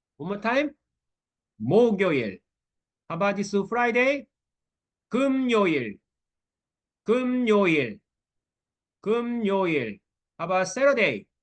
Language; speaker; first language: English; non-native, learner; Korean